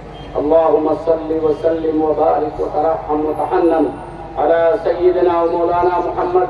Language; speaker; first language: Arabic; non-native, fluent; Bangla